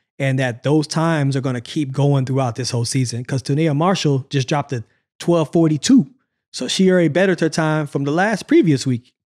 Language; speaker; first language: English; native; English